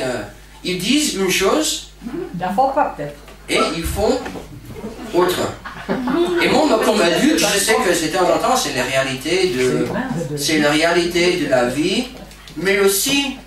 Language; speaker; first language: French; non-native, fluent; English